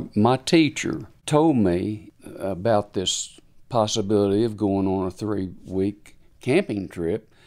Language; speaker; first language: English; native; English